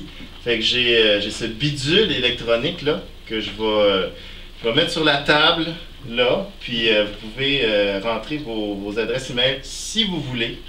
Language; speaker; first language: French; native; French